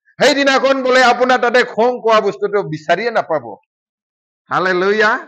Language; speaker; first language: Assamese; non-native, local second language; Bodo